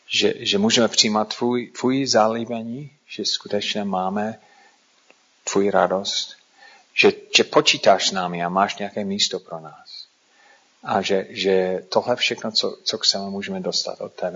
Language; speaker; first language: Czech; non-native, fluent; English